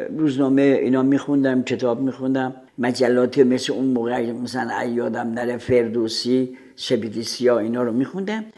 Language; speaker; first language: Persian; native; Persian